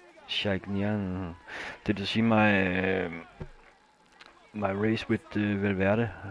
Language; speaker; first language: English; non-native, fluent; Danish